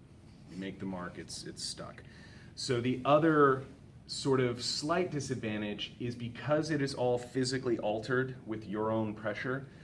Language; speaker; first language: English; native; English